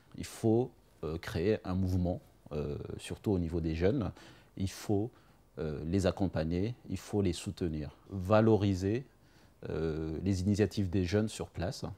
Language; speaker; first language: French; non-native, local second language; Malagasy